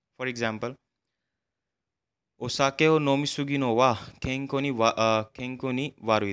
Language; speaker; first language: Japanese; non-native, fluent; Hindi